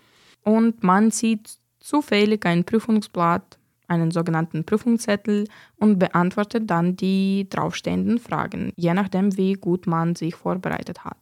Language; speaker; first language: German; non-native, fluent; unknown